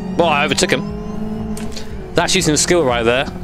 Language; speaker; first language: English; native; English